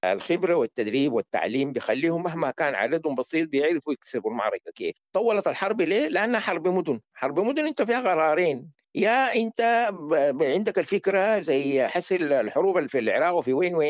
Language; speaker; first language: Arabic; native; Arabic